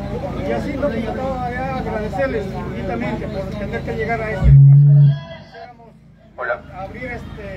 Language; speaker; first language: Spanish; native; Spanish